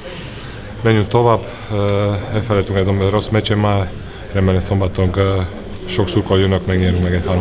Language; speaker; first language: Hungarian; non-native, learner; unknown